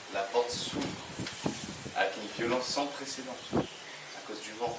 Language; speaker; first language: French; native; French